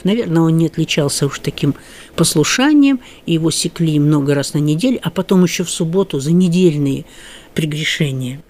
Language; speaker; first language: Russian; native; Russian